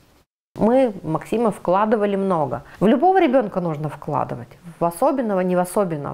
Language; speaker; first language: Russian; native; Russian